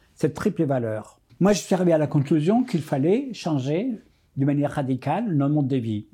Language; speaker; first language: French; non-native, fluent; Spanish